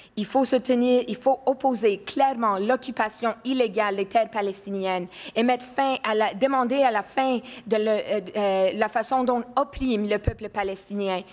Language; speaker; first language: French; non-native, local second language; English